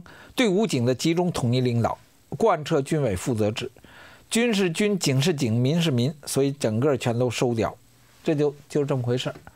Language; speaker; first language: Chinese; native; Chinese